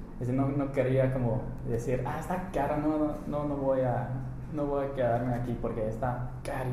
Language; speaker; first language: Spanish; non-native, fluent; English